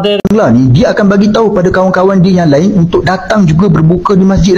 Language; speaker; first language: Malay; native; Malay